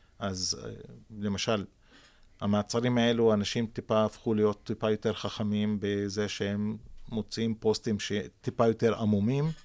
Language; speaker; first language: Hebrew; non-native, local second language; Arabic